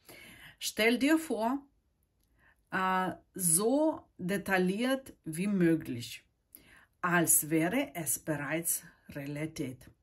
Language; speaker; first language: German; non-native, fluent; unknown